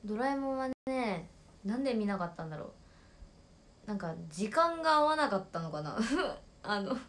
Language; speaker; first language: Japanese; native; Japanese